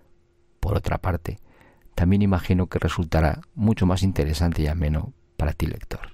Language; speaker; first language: Spanish; native; Spanish